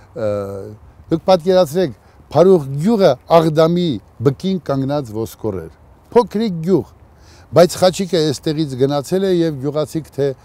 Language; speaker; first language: Armenian; native; Armenian